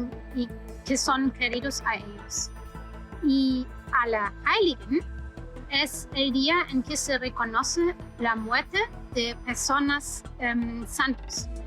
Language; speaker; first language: Spanish; non-native, fluent; German